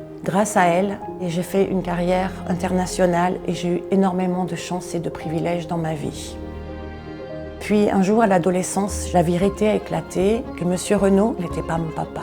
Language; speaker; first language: French; native; French